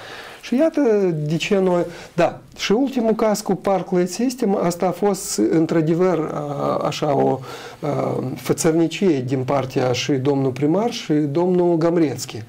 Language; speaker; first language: Romanian; non-native, local second language; Russian